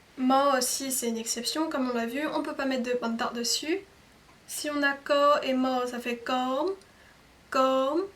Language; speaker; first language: French; native; French